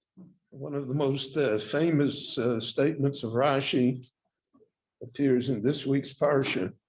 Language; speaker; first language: English; native; English